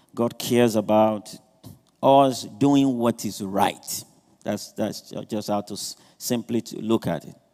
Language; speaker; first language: English; non-native, local second language; Yoruba